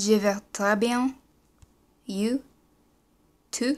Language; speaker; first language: French; non-native, learner; English